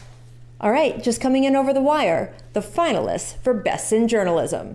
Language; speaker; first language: English; native; English